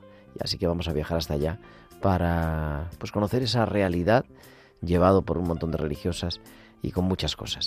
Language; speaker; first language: Spanish; native; Spanish